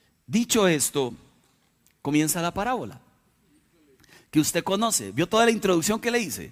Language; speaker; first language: Spanish; native; Spanish